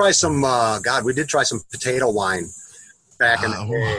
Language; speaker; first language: English; native; English